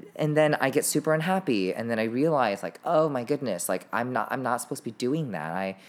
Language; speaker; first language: English; native; English